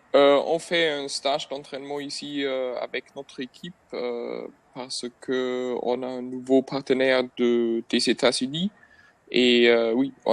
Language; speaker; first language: French; non-native, fluent; German